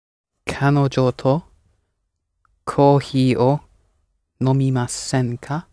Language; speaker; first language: Japanese; non-native, learner; English